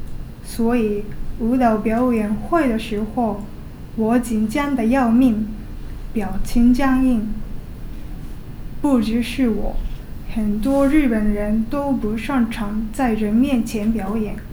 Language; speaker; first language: Chinese; non-native, learner; Japanese